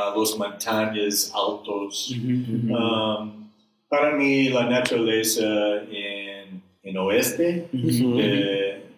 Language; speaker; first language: Spanish; non-native, learner; English